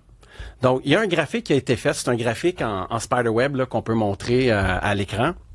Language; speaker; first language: French; native; French